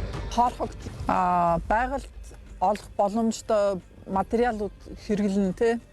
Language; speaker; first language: Mongolian; non-native, fluent; Polish